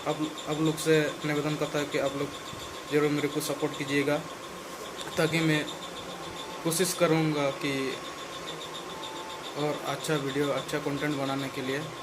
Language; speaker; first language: Hindi; non-native, local second language; Santali